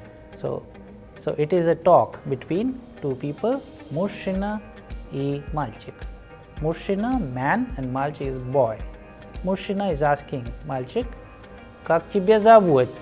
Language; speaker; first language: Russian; non-native, fluent; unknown